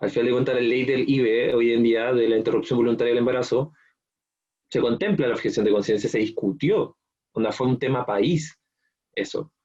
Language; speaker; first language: Spanish; native; Spanish